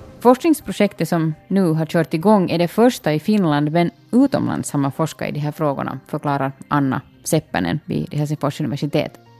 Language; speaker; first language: Swedish; native; Swedish